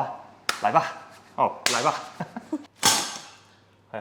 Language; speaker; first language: Chinese; non-native, learner; English